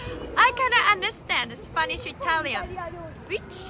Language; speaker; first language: English; non-native, learner; Japanese